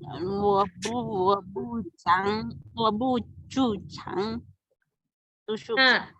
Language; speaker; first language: Chinese; non-native, learner; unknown